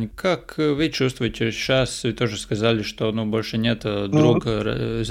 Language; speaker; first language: Russian; non-native, local second language; Latvian